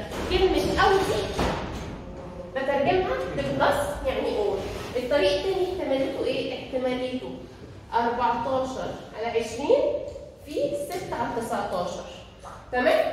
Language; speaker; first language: Arabic; native; Arabic